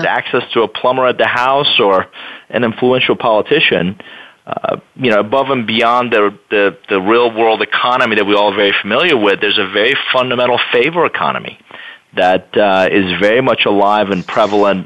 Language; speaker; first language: English; non-native, fluent; Persian